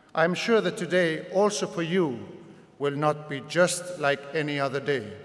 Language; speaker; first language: English; non-native, fluent; Spanish